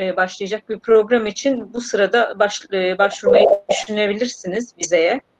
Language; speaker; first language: Turkish; native; Turkish